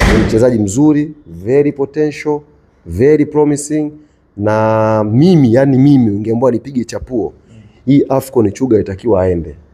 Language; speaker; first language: Swahili; native; Swahili